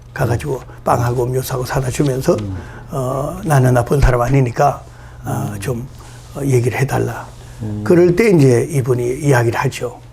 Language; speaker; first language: Korean; native; Korean